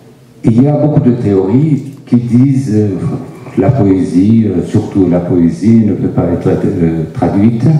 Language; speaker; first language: French; non-native, fluent; Turkish